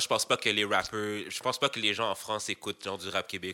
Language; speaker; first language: French; native; French